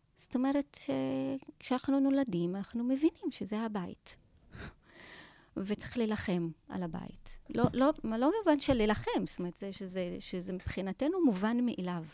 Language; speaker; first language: Hebrew; non-native, local second language; Arabic